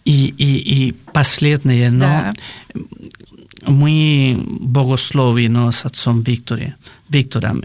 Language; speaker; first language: Russian; non-native, fluent; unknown